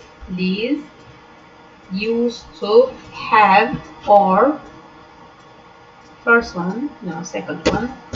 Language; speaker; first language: English; non-native, fluent; Turkish